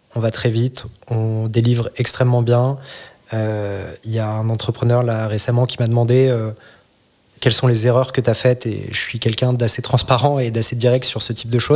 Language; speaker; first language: French; native; French